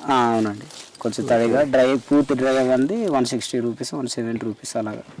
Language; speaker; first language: Telugu; non-native, local second language; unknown